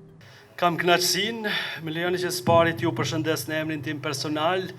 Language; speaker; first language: Albanian; native; Albanian